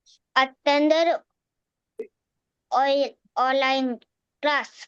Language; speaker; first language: English; non-native, learner; Malayalam